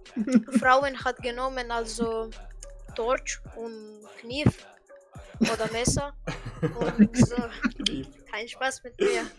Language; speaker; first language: German; non-native, learner; Croatian